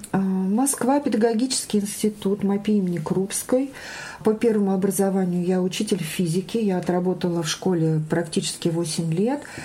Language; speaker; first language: Russian; native; Russian